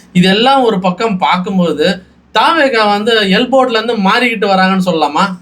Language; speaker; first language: Tamil; native; Tamil